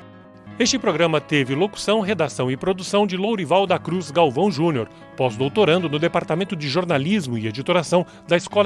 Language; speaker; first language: Portuguese; native; Portuguese